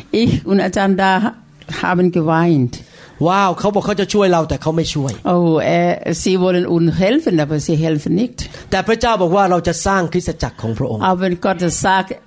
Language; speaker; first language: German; non-native, learner; Thai